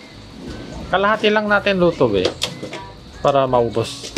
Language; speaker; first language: Filipino; non-native, learner; Korean